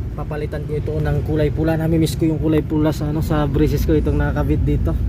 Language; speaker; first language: Filipino; native; Filipino